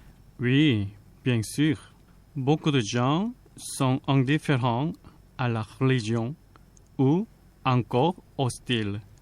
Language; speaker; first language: French; non-native, fluent; Korean